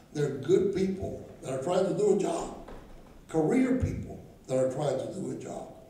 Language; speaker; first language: English; non-native, fluent; Spanish